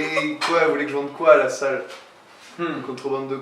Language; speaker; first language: French; native; French